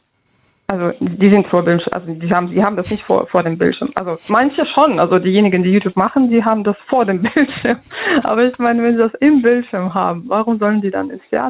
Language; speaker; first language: German; early bilingual, other home language; Russian